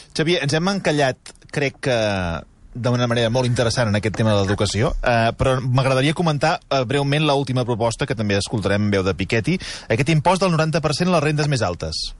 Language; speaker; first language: Catalan; native; Catalan